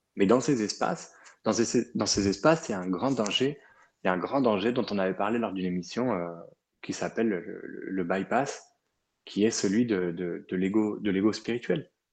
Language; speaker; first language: French; early bilingual, other home language; Arabic